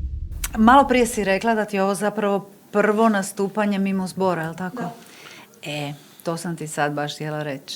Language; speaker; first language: Bosnian; native; Bosnian